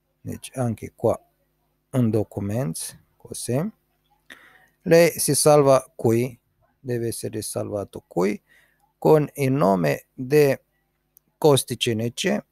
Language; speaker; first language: Italian; non-native, learner; Romanian